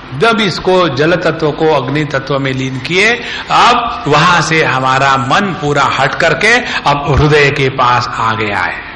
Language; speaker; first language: Hindi; non-native, local second language; Marathi